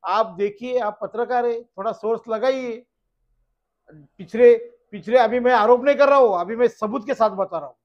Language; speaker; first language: Hindi; non-native, local second language; Marathi